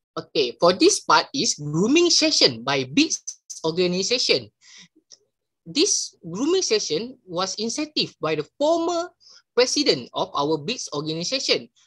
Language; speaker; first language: English; non-native, local second language; Malay